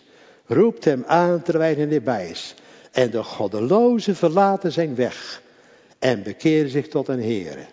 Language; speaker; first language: Dutch; native; Dutch